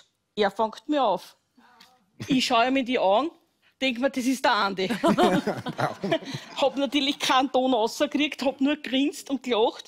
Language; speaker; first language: German; native; German